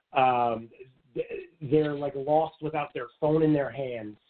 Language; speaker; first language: English; native; English